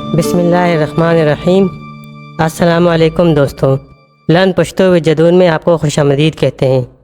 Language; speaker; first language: Urdu; non-native, local second language; Pashto